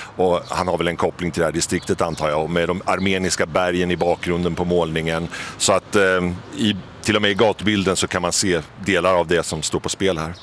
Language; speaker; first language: Swedish; native; Swedish